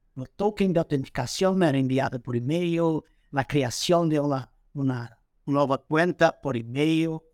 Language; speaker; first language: Portuguese; native; Portuguese